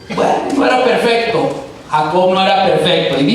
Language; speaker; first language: Spanish; early bilingual, heritage; Spanish